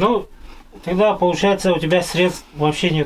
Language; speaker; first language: Russian; native; Russian